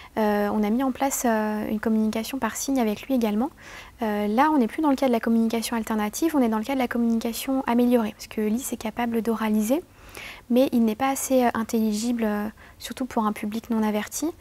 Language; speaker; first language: French; native; French